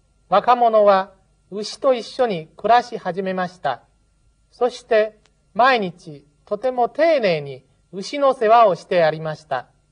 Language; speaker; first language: Japanese; non-native, fluent; Chinese